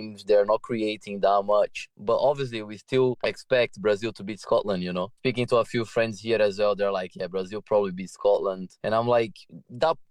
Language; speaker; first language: English; non-native, fluent; Portuguese